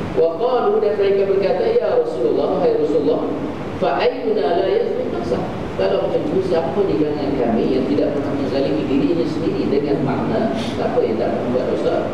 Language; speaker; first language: Malay; native; Malay